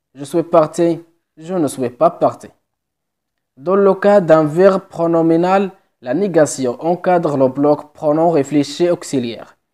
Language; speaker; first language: French; non-native, local second language; Arabic